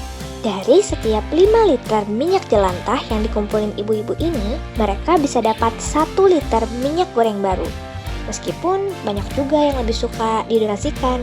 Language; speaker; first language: Indonesian; native; Indonesian